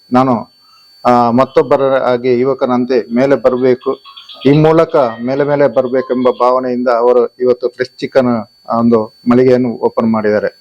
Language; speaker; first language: Kannada; non-native, local second language; Tulu